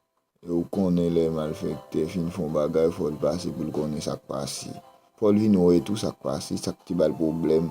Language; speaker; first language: French; non-native, local second language; Haitian Creole